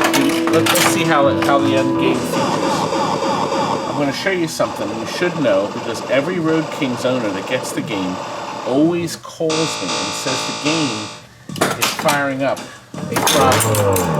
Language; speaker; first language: English; native; English